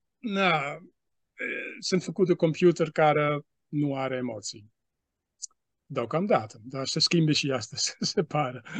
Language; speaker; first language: Romanian; non-native, fluent; Dutch